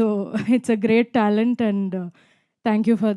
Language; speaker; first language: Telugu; non-native, fluent; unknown